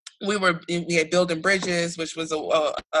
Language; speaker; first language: English; native; English